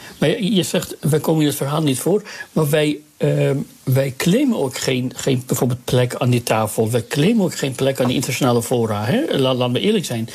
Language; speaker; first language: Dutch; non-native, fluent; Persian